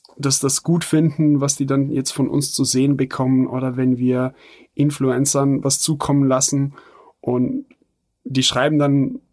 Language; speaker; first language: German; non-native, fluent; Bosnian